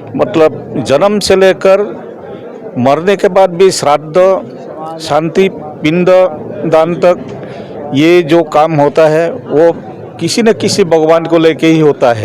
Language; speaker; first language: Hindi; non-native, local second language; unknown